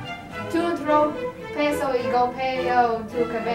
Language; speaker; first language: Spanish; non-native, learner; English